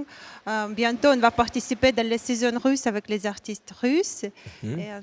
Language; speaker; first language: French; non-native, fluent; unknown